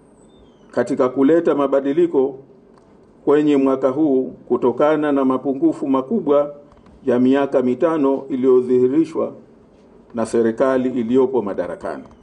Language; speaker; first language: Swahili; native; Swahili